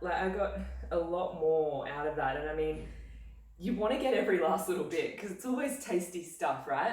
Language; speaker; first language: English; native; English